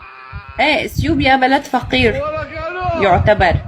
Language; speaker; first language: Arabic; native; Arabic